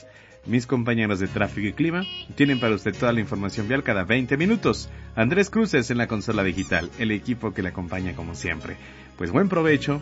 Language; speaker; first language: Spanish; native; Spanish